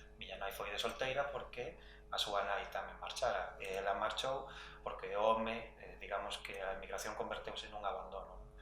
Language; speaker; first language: Galician; early bilingual, other home language; English